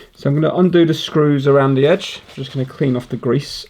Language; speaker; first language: English; native; English